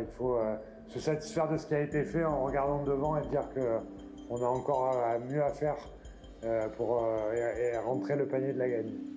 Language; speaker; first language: French; native; French